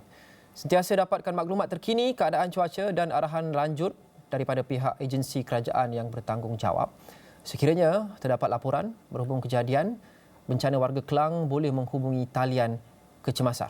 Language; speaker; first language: Malay; native; Malay